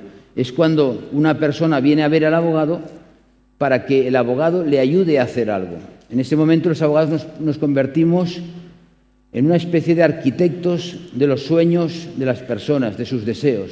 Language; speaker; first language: Spanish; native; Spanish